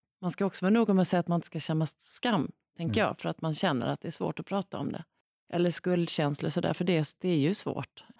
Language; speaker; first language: Swedish; native; Swedish